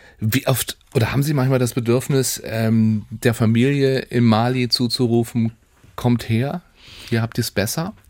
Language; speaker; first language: German; native; German